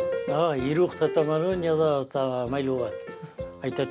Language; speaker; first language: Basque; native; Basque